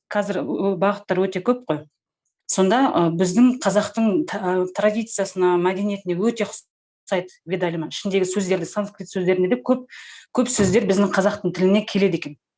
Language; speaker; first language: Kazakh; native; Kazakh